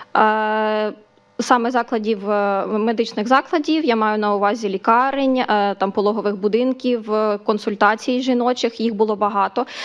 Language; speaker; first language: Ukrainian; native; Ukrainian